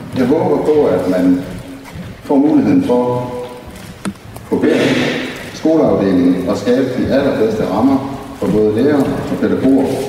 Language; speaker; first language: Danish; native; Danish